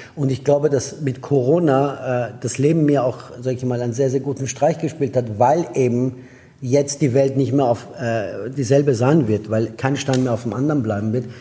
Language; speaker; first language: German; non-native, fluent; Persian